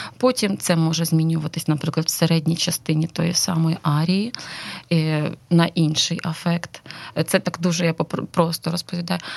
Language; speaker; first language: Ukrainian; non-native, local second language; Russian